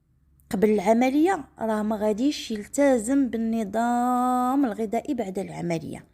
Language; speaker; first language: Arabic; native; Arabic